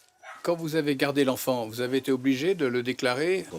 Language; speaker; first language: French; native; French